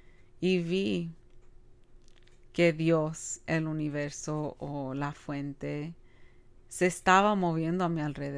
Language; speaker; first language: Spanish; early bilingual, heritage; Spanish